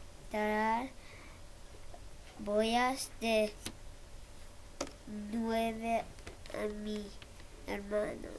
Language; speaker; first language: Spanish; non-native, learner; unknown